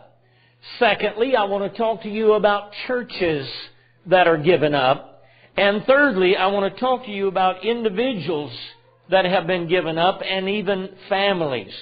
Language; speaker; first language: English; native; English